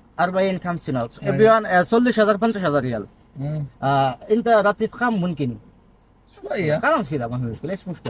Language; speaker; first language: Arabic; non-native, learner; Bangla